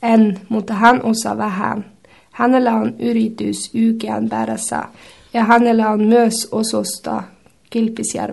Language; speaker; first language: Finnish; non-native, learner; Norwegian